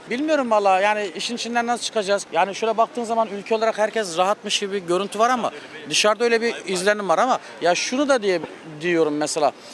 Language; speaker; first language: Turkish; native; Turkish